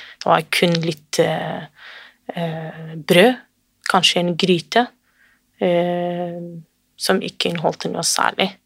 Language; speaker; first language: Norwegian; non-native, fluent; Kurdish